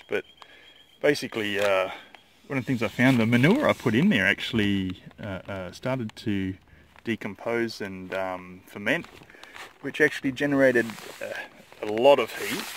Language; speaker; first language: English; native; English